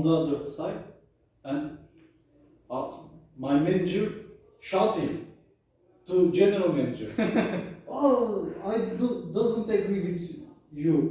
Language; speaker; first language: English; non-native, learner; Turkish